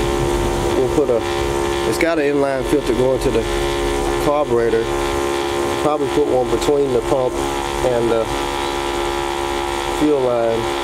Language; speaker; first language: English; native; English